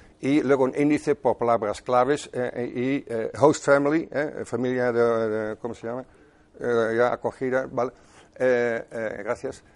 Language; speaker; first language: Spanish; non-native, fluent; Dutch